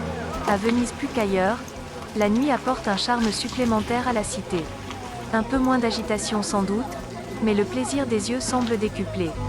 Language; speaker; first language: French; native; French